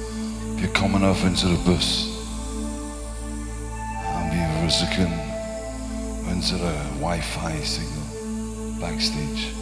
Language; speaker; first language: German; non-native, learner; English